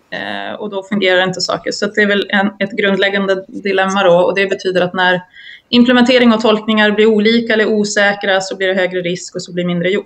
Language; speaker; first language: Swedish; native; Swedish